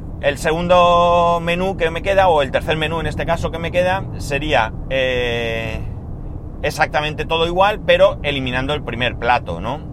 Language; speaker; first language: Spanish; native; Spanish